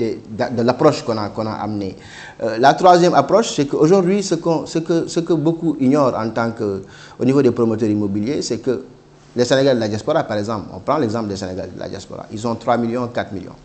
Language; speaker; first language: French; non-native, local second language; Wolof